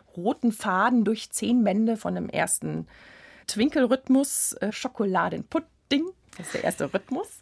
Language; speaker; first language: German; native; German